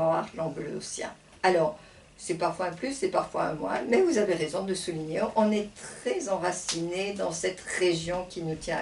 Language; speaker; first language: French; native; French